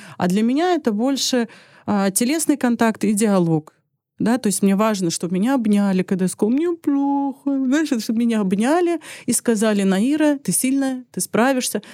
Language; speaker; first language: Russian; early bilingual, other home language; Armenian